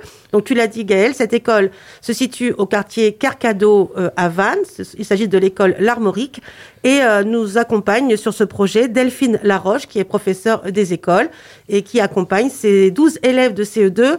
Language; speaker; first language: French; native; French